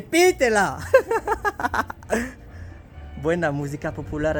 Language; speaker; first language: Spanish; non-native, learner; French